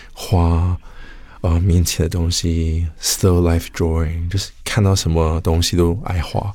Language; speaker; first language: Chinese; early bilingual, heritage; Chinese